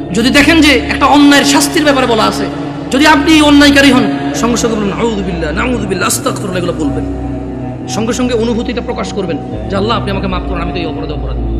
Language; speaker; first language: Bangla; early bilingual, heritage; Bangla